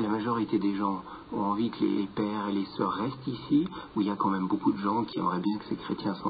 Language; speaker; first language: French; native; French